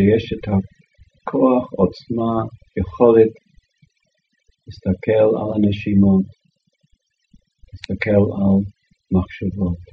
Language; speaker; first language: Hebrew; non-native, fluent; English